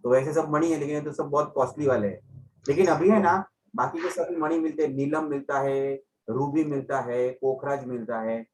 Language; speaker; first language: Hindi; non-native, local second language; Gujarati